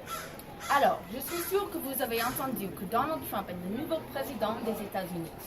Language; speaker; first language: French; non-native, learner; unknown